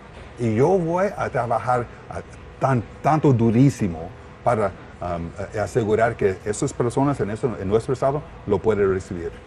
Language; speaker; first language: Spanish; non-native, learner; English